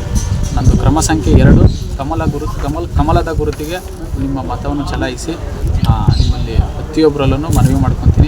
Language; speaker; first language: Kannada; native; Kannada